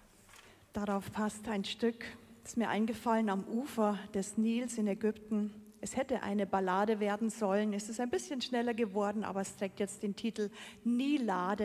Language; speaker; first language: German; native; German